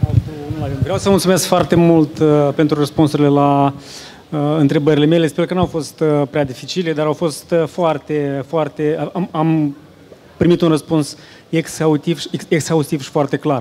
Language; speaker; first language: Romanian; native; Romanian